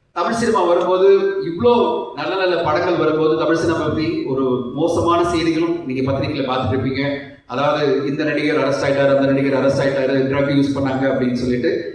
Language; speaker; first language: Tamil; native; Tamil